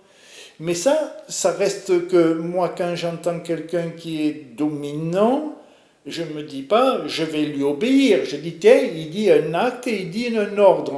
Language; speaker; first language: French; native; French